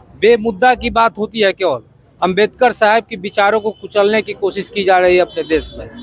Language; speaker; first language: Hindi; native; Hindi